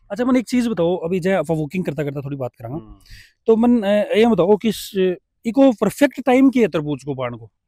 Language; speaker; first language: Hindi; native; Hindi